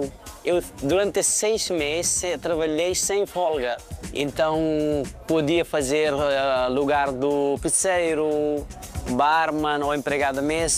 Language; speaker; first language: Portuguese; non-native, fluent; Nepali